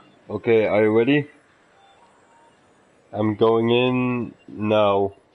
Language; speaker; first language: English; non-native, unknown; Dutch